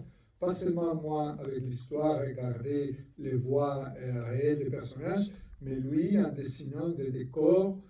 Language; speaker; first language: French; non-native, fluent; Spanish